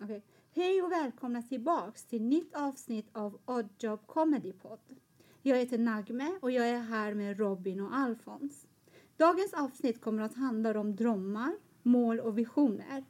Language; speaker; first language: Swedish; non-native, fluent; Persian